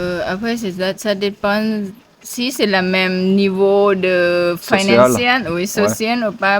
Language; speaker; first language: French; non-native, learner; Thai